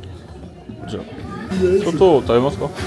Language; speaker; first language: Japanese; non-native, learner; French